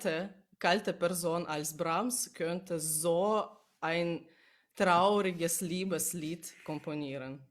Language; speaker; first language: German; non-native, learner; Russian